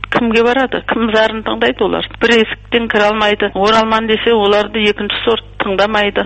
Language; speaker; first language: Kazakh; early bilingual, heritage; Kazakh